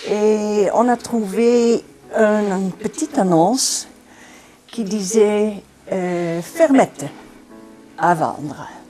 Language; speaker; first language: French; non-native, fluent; Dutch